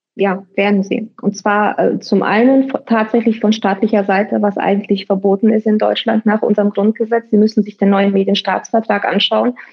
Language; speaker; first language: German; early bilingual, other home language; Romanian